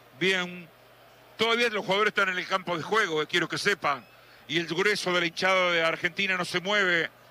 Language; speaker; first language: Spanish; native; Spanish